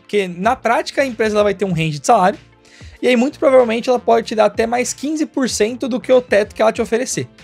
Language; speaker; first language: Portuguese; native; Portuguese